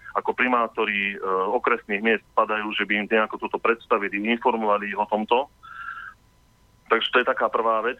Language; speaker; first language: Slovak; native; Slovak